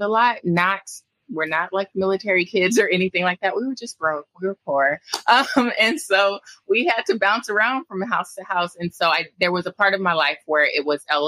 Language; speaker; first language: English; native; English